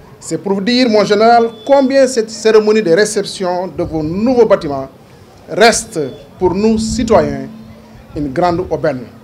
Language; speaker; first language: French; non-native, local second language; Wolof